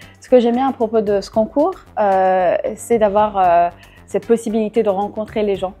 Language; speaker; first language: French; non-native, fluent; Persian